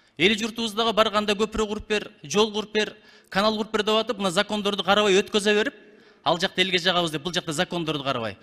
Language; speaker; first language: Kyrgyz; native; Kyrgyz